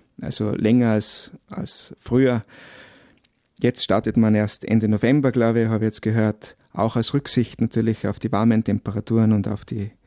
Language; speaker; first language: German; native; German